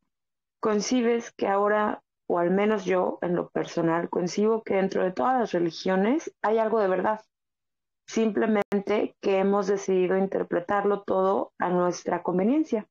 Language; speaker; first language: Spanish; native; Spanish